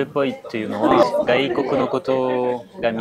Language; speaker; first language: Japanese; non-native, fluent; French